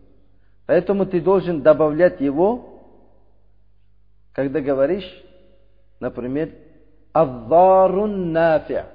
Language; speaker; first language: Russian; non-native, learner; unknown